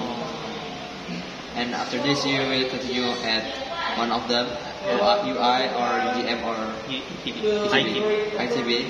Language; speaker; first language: English; non-native, learner; Indonesian